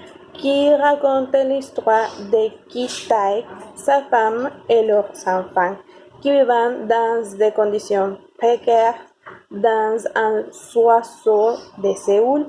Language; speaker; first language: French; non-native, learner; Spanish